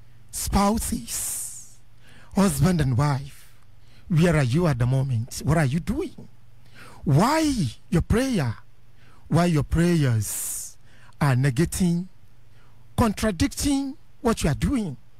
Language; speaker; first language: English; non-native, local second language; Yoruba